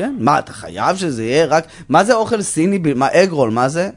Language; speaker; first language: Hebrew; native; Hebrew